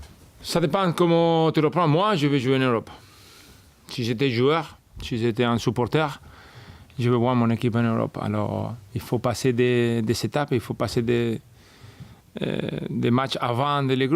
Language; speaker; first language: French; non-native, fluent; Spanish